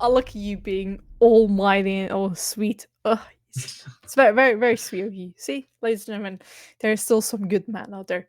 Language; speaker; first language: English; non-native, fluent; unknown